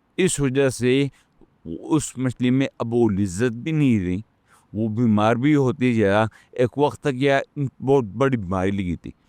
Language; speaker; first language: Urdu; non-native, local second language; Pashto